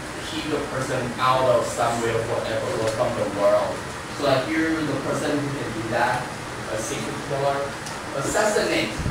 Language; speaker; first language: English; non-native, fluent; Chinese